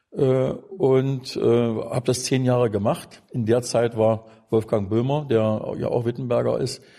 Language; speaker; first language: German; native; German